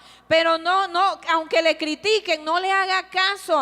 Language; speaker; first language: Spanish; native; Spanish